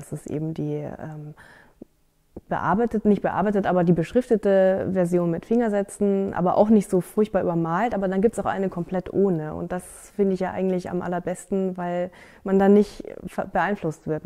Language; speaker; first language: German; native; German